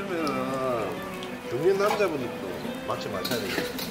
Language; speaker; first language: Korean; native; Korean